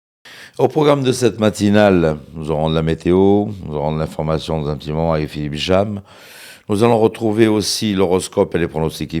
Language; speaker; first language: French; native; French